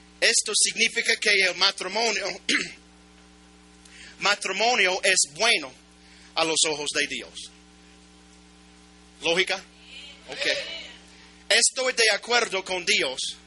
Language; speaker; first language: Spanish; non-native, learner; English